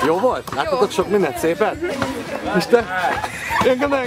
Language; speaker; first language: Hungarian; native; Hungarian